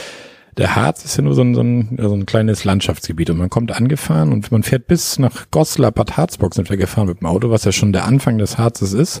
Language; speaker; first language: German; native; German